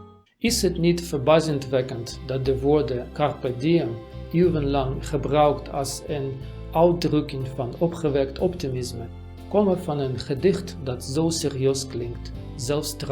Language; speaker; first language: Dutch; non-native, learner; Russian